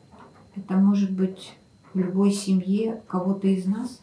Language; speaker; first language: Russian; native; Russian